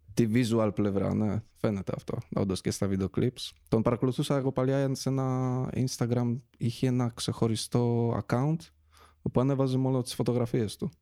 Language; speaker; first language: Greek; early bilingual, other home language; Polish